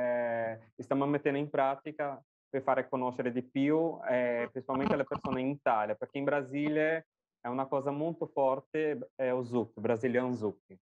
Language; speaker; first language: Italian; non-native, fluent; Portuguese